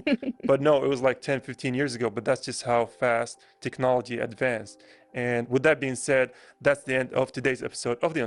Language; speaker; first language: English; non-native, fluent; Arabic